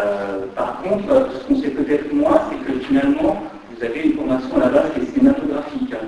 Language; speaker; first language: French; native; French